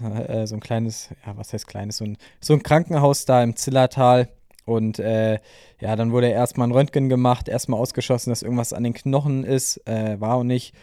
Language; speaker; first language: German; native; German